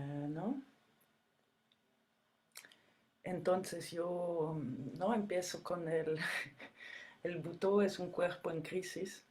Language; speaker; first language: Spanish; non-native, fluent; French